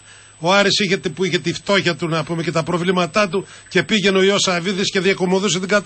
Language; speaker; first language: Greek; native; Greek